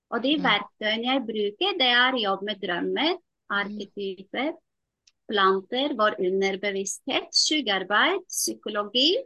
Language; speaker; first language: Norwegian; non-native, fluent; Latvian